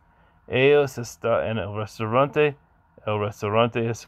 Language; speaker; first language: Spanish; non-native, learner; English